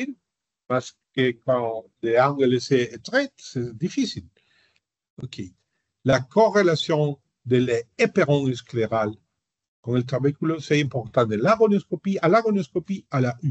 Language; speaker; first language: French; non-native, learner; Spanish